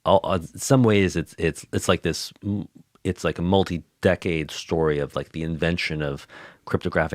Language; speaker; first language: English; native; English